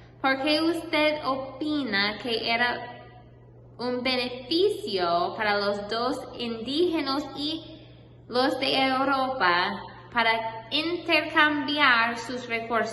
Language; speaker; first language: Spanish; non-native, fluent; English